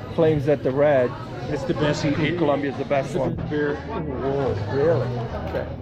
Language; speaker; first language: English; early bilingual, other home language; Portuguese